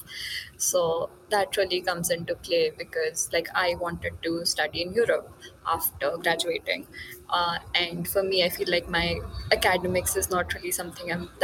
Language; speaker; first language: English; non-native, local second language; Hindi